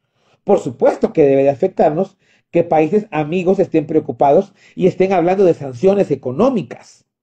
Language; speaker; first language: Spanish; native; Spanish